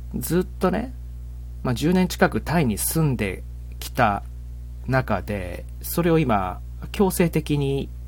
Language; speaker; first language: Japanese; native; Japanese